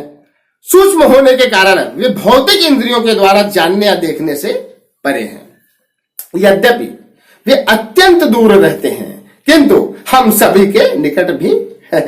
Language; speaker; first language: Hindi; native; Hindi